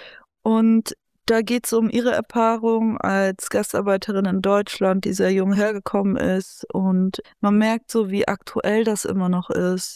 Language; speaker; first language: German; early bilingual, other home language; Turkish